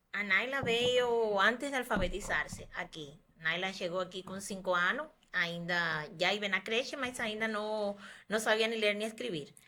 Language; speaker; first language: Portuguese; non-native, fluent; Spanish